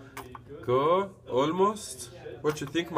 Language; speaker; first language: English; non-native, learner; Italian